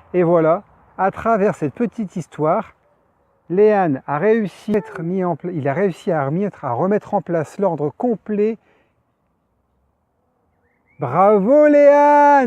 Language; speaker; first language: French; native; French